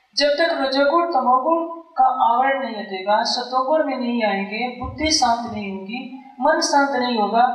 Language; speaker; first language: Hindi; native; Hindi